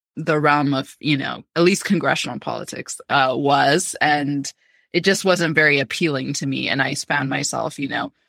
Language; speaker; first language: English; early bilingual, other home language; Amharic